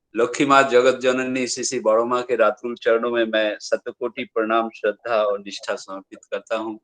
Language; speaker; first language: Hindi; non-native, local second language; Bangla